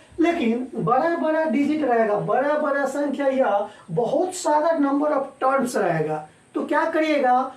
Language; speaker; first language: Hindi; native; Hindi